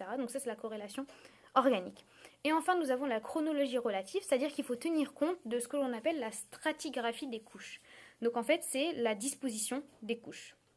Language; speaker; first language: French; native; French